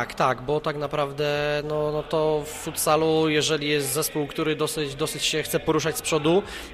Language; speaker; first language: Polish; native; Polish